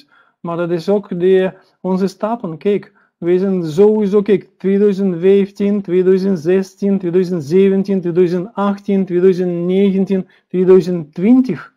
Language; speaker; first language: Dutch; non-native, learner; Russian